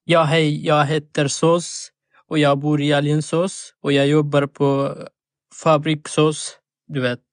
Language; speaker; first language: Swedish; non-native, learner; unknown